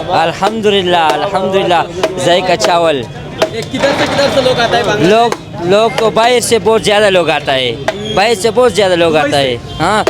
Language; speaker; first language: Hindi; non-native, local second language; Pashto